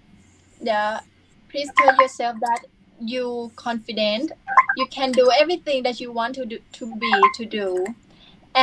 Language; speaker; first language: English; non-native, learner; Thai